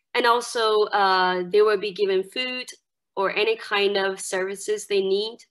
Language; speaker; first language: English; non-native, fluent; Chinese